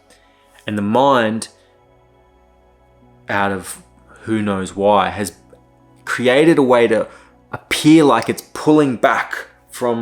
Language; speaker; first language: English; native; English